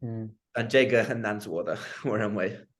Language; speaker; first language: Chinese; non-native, fluent; English